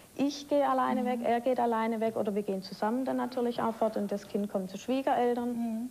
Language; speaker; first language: German; native; German